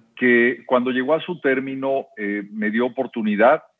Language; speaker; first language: Spanish; native; Spanish